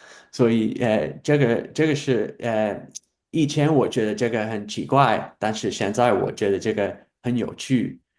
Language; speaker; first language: Chinese; non-native, fluent; English